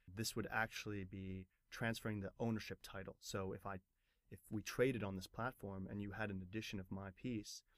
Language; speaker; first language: English; native; English